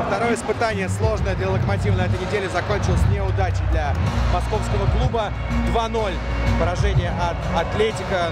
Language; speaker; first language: Russian; native; Russian